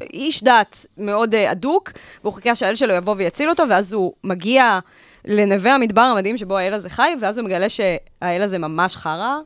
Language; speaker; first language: Hebrew; native; Hebrew